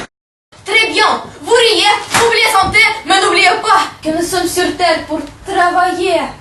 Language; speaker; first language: French; non-native, learner; Russian